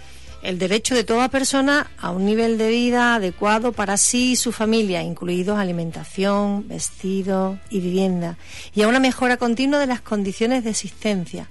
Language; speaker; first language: Spanish; native; Spanish